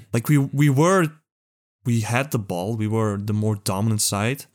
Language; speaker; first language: English; non-native, fluent; Dutch